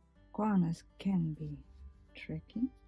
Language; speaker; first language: English; non-native, fluent; Dutch